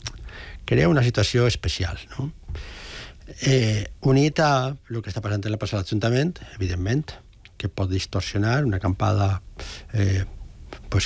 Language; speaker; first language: Catalan; early bilingual, other home language; Spanish